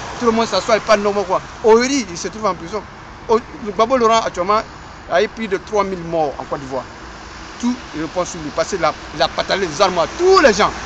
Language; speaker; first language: French; non-native, local second language; Dyula